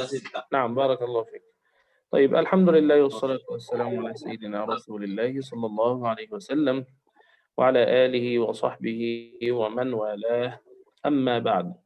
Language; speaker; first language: Arabic; native; Arabic